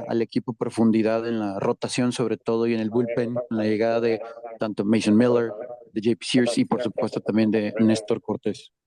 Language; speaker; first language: Spanish; native; Spanish